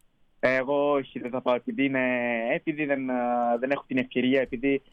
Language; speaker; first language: Greek; early bilingual, heritage; Greek